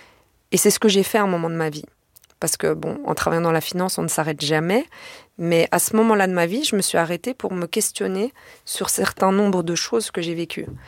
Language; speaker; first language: French; native; French